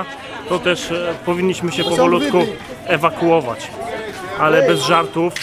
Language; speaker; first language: Polish; native; Polish